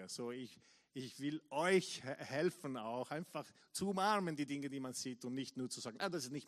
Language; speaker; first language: German; non-native, fluent; English